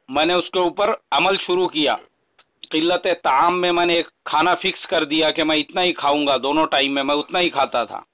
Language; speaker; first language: Hindi; non-native, local second language; Urdu